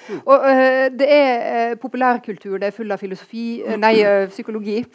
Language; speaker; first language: Norwegian; native; Norwegian